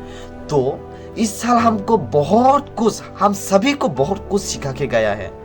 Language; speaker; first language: Hindi; non-native, local second language; Kok Borok